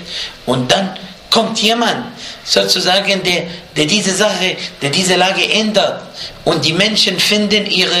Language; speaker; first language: German; non-native, fluent; Arabic